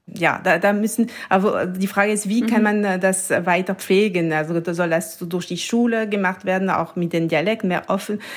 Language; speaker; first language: German; non-native, local second language; French